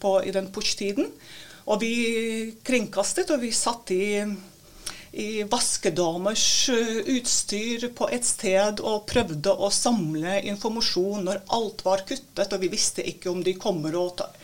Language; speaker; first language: Norwegian; non-native, fluent; Latvian